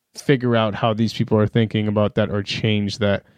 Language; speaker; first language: English; early bilingual, other home language; Persian